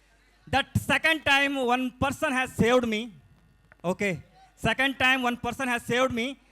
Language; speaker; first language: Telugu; non-native, learner; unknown